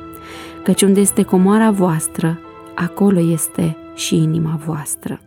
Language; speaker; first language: Romanian; native; Romanian